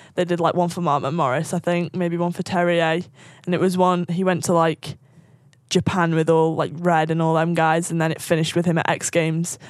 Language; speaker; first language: English; native; English